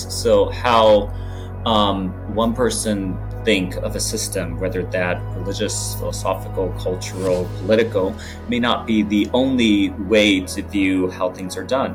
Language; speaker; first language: English; non-native, fluent; Japanese